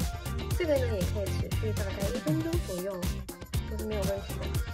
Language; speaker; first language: Chinese; native; Chinese